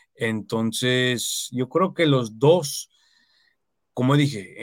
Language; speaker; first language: Spanish; early bilingual, heritage; Spanish